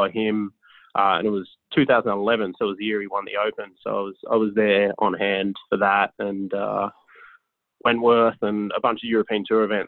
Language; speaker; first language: English; native; English